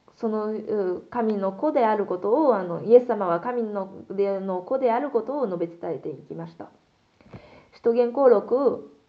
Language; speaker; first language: Japanese; non-native, fluent; Korean